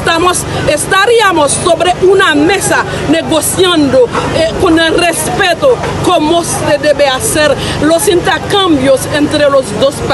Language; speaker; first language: Spanish; non-native, fluent; Haitian Creole